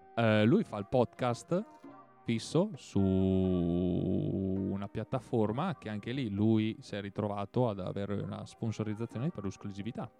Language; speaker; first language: Italian; native; Italian